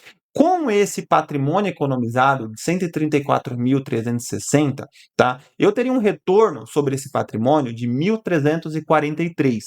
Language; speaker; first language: Portuguese; native; Portuguese